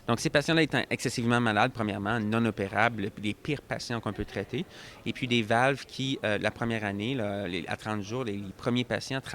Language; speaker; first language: French; native; French